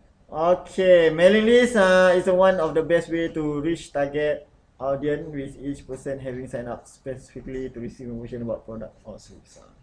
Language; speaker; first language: English; non-native, local second language; Malay